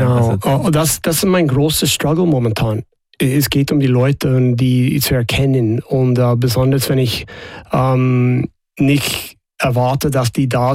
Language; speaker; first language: German; non-native, fluent; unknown